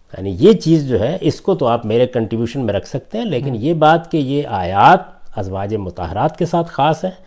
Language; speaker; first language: Urdu; non-native, local second language; Punjabi